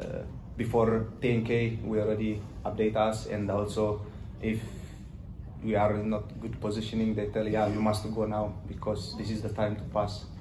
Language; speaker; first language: English; non-native, learner; Tigrinya